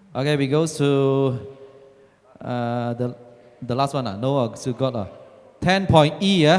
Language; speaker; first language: English; non-native, local second language; Chinese